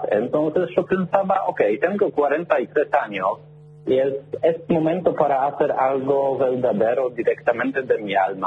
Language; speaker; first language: Spanish; non-native, learner; Polish